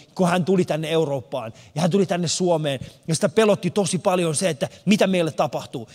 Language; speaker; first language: Finnish; early bilingual, other home language; Persian